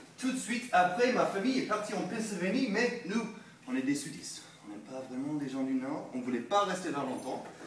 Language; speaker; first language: French; non-native, fluent; English